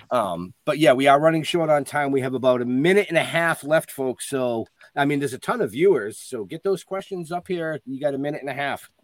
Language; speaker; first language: English; native; English